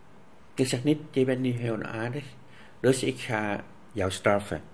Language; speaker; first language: Dutch; non-native, fluent; Vietnamese